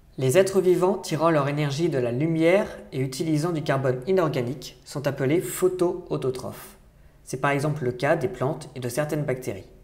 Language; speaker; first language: French; native; French